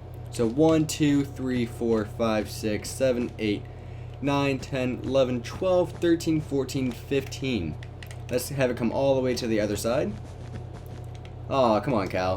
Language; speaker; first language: English; native; English